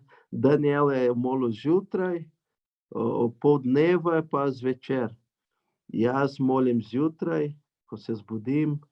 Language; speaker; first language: Slovenian; non-native, learner; Portuguese